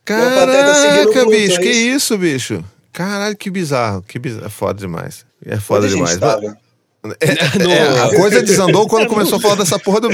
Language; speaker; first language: Portuguese; native; Portuguese